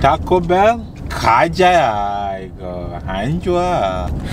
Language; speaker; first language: Korean; non-native, learner; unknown